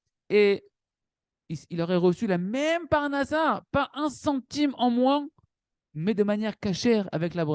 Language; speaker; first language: French; native; French